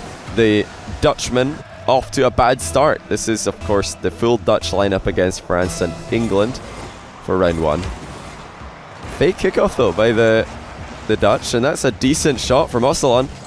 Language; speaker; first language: English; native; English